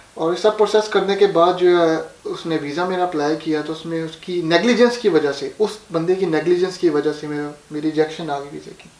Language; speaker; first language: Urdu; non-native, local second language; Punjabi